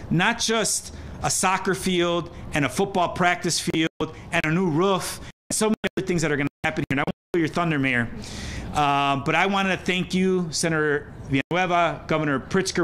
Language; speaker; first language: English; early bilingual, other home language; Spanish